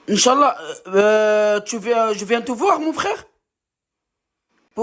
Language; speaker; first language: French; non-native, learner; Arabic